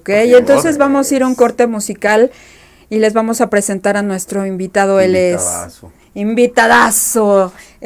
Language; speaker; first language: Spanish; native; Spanish